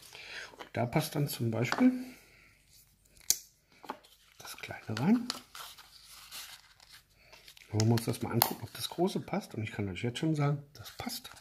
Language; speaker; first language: German; native; German